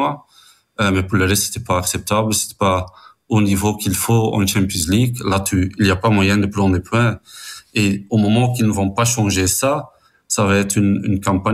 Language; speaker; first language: French; non-native, fluent; Dutch